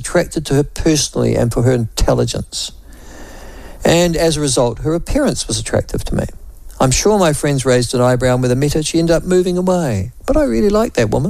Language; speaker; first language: English; native; English